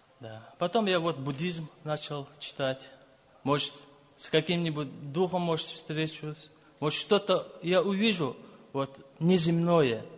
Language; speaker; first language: Russian; non-native, local second language; Lezghian